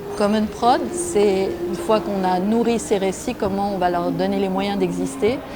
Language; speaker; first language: French; native; French